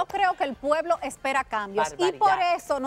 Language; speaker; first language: Spanish; native; Spanish